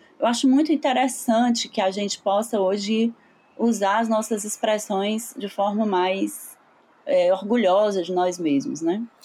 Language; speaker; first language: Portuguese; native; Portuguese